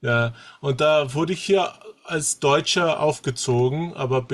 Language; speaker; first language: German; early bilingual, heritage; German